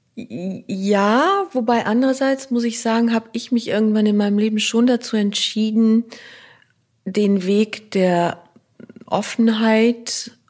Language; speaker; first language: German; non-native, local second language; French